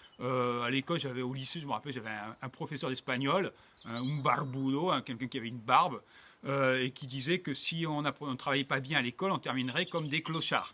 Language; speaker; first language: French; native; French